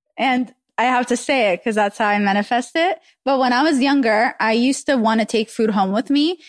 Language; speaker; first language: English; early bilingual, other home language; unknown